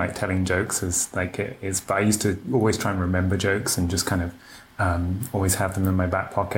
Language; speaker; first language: English; native; English